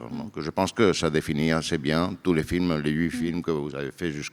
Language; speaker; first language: French; non-native, fluent; Spanish